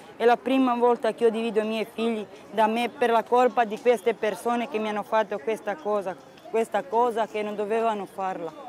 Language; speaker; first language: Italian; non-native, local second language; Romany